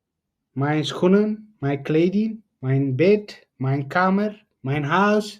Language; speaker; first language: Dutch; non-native, fluent; Tigrinya